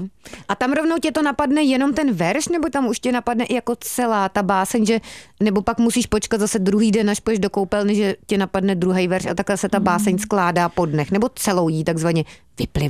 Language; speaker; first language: Czech; native; Czech